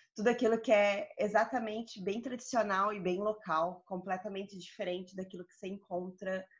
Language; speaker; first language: Portuguese; native; Portuguese